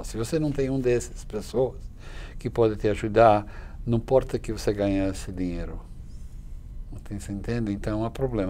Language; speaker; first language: Portuguese; non-native, fluent; English